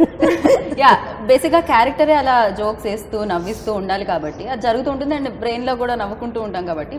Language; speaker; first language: Telugu; native; Telugu